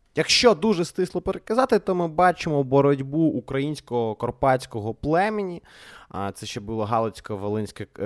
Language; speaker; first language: Ukrainian; non-native, local second language; Russian